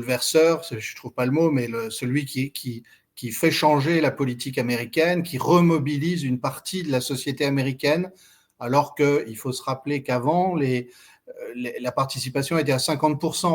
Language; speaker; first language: French; native; French